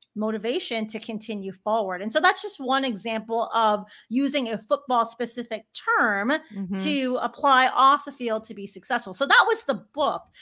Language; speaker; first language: English; native; English